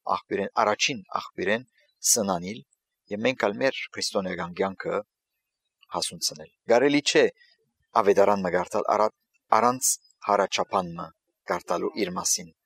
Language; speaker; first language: Armenian; early bilingual, heritage; Armenian